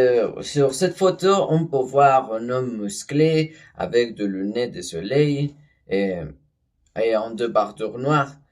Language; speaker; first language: French; non-native, learner; Spanish